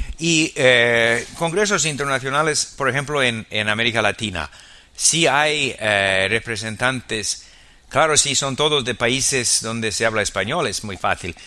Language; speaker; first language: Spanish; non-native, fluent; English